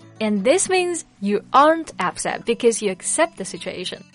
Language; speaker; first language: English; non-native, fluent; Chinese